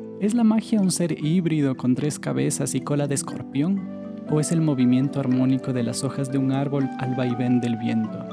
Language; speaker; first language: Spanish; native; Spanish